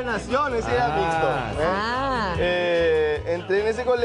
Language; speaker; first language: Spanish; native; Spanish